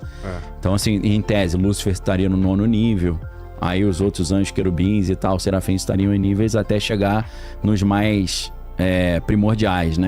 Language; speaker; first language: Portuguese; native; Portuguese